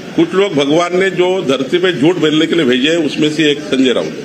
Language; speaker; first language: Hindi; non-native, local second language; Marathi